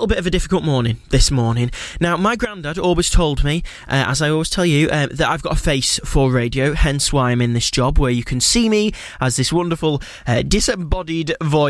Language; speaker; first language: English; native; English